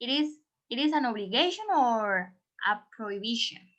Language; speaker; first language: English; non-native, learner; Spanish